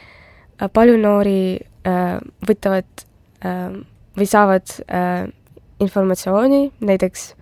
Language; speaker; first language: Estonian; non-native, local second language; Russian